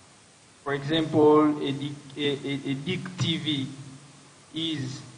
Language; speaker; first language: English; non-native, learner; French